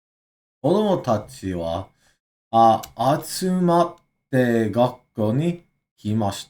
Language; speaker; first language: Japanese; non-native, learner; English